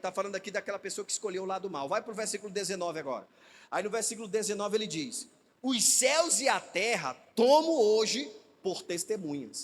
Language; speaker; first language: Portuguese; native; Portuguese